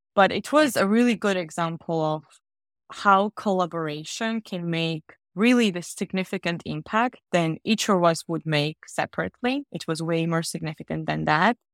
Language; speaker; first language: English; non-native, fluent; Georgian